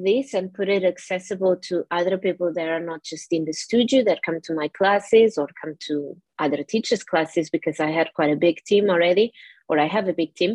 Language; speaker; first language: English; non-native, fluent; Portuguese